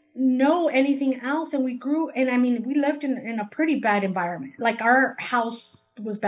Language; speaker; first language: English; early bilingual, other home language; Spanish